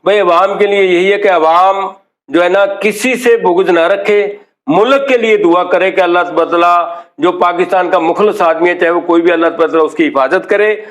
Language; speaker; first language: Urdu; non-native, local second language; Punjabi